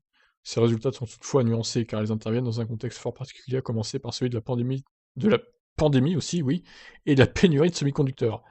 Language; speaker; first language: French; native; French